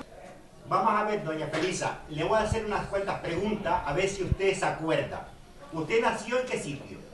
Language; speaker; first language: Spanish; native; Spanish